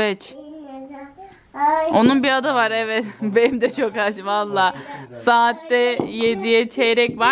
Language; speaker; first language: Turkish; native; Turkish